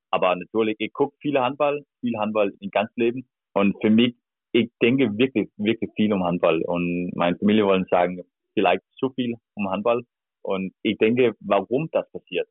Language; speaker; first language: German; non-native, learner; Danish